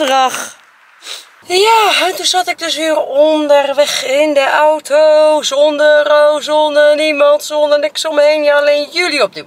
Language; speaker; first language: Dutch; native; Dutch